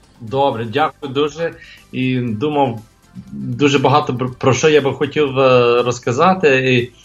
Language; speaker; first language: Ukrainian; early bilingual, heritage; English